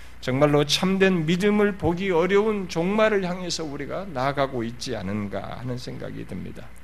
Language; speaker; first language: Korean; native; Korean